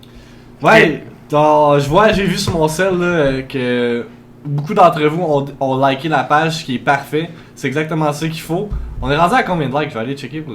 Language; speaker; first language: French; native; French